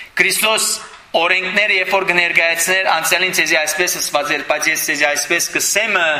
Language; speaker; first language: Armenian; early bilingual, heritage; Armenian